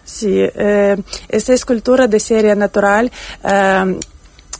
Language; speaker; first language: Spanish; non-native, fluent; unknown